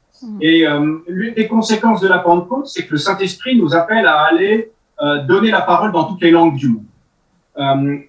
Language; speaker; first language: French; native; French